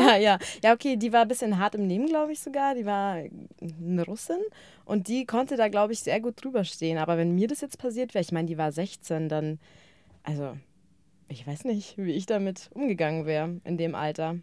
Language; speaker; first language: German; native; German